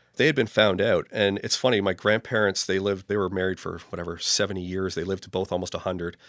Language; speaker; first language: English; native; English